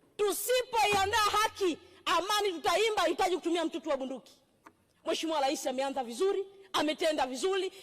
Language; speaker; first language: Swahili; native; Swahili